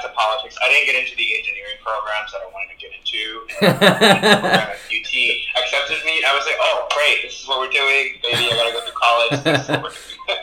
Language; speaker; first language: English; early bilingual, other home language; Spanish